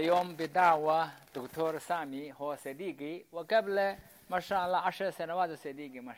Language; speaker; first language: Arabic; non-native, learner; Chinese